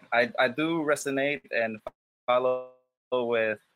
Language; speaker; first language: English; non-native, fluent; Spanish